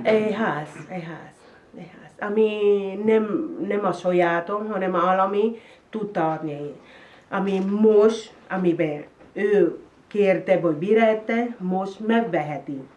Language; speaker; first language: Hungarian; non-native, learner; Spanish